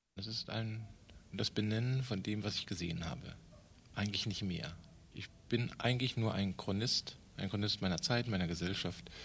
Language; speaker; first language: German; native; German